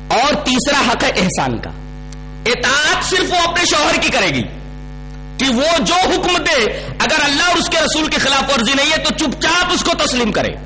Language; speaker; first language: Urdu; native; Urdu